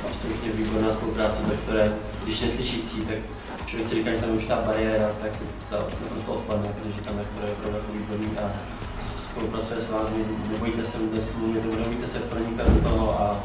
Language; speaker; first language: Czech; native; Czech